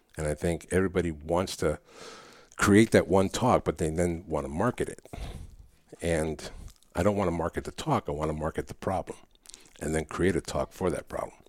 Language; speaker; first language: English; early bilingual, other home language; Spanish